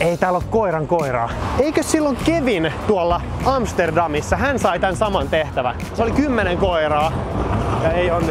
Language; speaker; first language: Finnish; native; Finnish